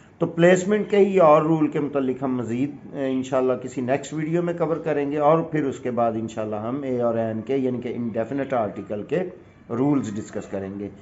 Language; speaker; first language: Urdu; non-native, local second language; Punjabi